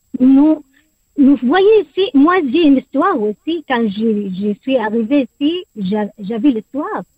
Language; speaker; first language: French; non-native, learner; Arabic